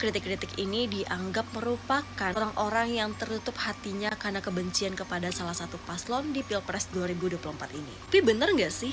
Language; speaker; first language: Indonesian; native; Indonesian